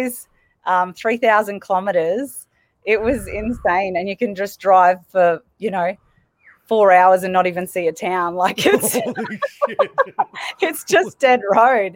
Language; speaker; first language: English; native; English